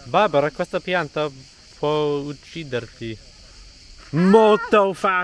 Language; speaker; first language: Italian; non-native, fluent; English